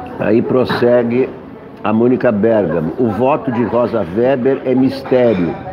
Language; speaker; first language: Portuguese; native; Portuguese